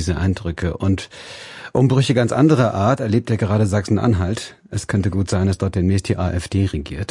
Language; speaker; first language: German; native; German